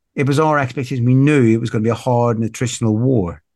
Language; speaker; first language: English; native; English